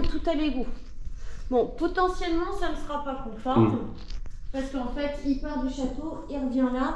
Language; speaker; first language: French; native; French